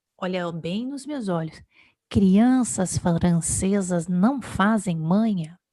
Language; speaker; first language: Portuguese; native; Portuguese